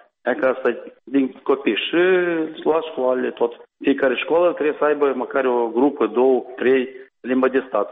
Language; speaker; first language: Romanian; non-native, local second language; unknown